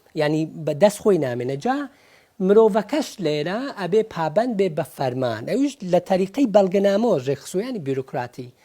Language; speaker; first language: Central Kurdish; early bilingual, heritage; Central Kurdish